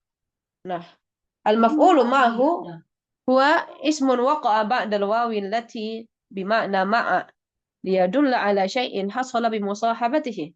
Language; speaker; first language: Arabic; non-native, fluent; Indonesian